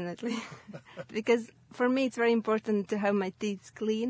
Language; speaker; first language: English; non-native, fluent; Latvian